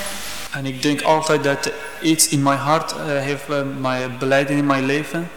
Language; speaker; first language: Dutch; non-native, learner; Persian